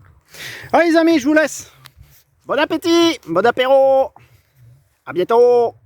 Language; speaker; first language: French; native; French